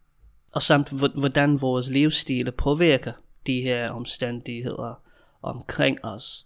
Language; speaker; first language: Danish; non-native, fluent; English